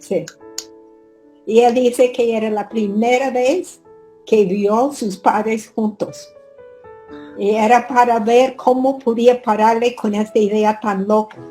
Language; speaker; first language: Spanish; non-native, fluent; English